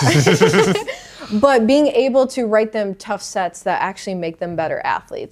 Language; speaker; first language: English; native; English